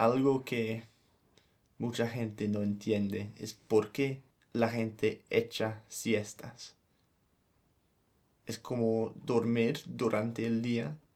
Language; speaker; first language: Spanish; non-native, fluent; English